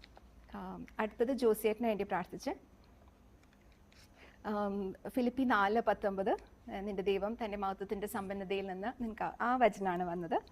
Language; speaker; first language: Malayalam; native; Malayalam